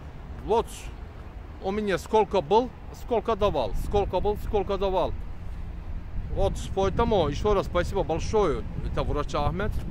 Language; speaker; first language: Russian; non-native, learner; Turkish